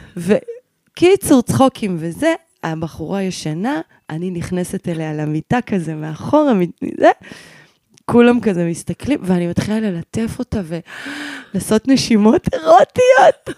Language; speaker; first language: Hebrew; native; Hebrew